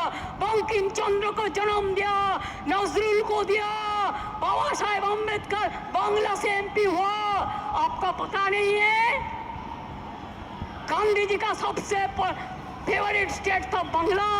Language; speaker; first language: Hindi; non-native, local second language; Bangla